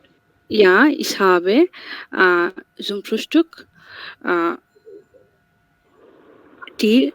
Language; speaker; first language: German; non-native, learner; Bangla